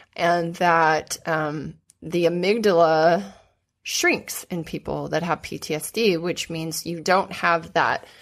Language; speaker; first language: English; native; English